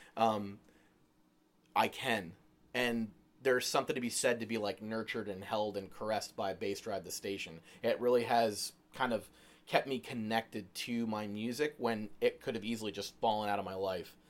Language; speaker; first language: English; native; English